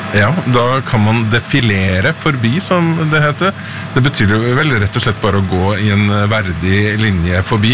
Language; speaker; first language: Norwegian; native; Norwegian